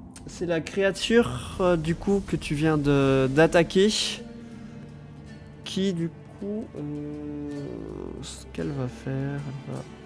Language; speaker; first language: French; native; French